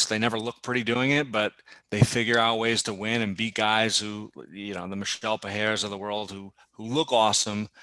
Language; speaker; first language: English; native; English